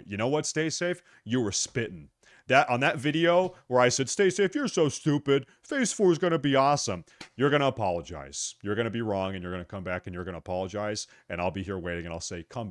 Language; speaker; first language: English; native; English